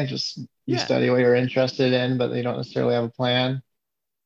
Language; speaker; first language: English; native; English